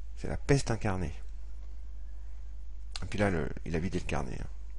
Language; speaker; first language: French; native; French